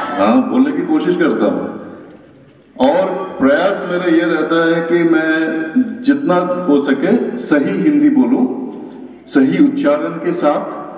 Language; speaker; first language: Hindi; non-native, local second language; Bangla